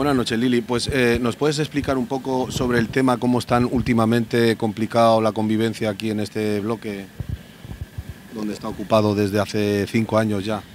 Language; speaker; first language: Spanish; native; Spanish